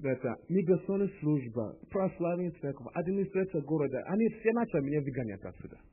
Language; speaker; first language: Russian; non-native, learner; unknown